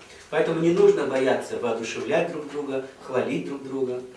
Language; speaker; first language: Russian; native; Russian